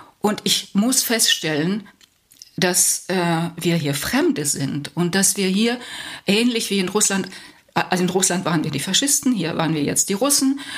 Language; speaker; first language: German; early bilingual, heritage; Plautdietsch